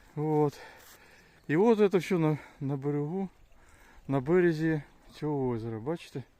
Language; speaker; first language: Ukrainian; non-native, local second language; Russian